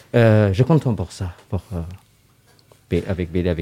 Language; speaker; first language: French; non-native, learner; Somali